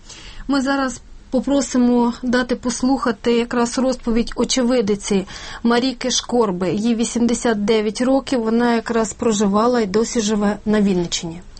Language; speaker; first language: Ukrainian; native; Ukrainian